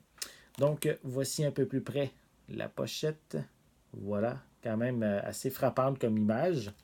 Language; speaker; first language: French; native; French